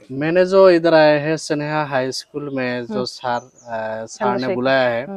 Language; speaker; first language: Hindi; non-native, local second language; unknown